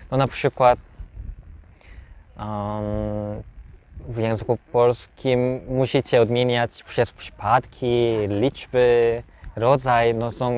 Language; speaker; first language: Polish; non-native, learner; Korean